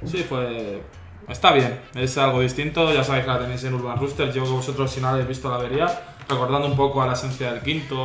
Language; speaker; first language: Spanish; native; Spanish